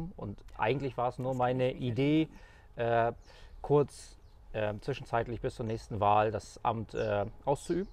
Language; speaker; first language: German; native; German